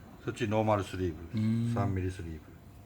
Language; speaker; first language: Japanese; native; Japanese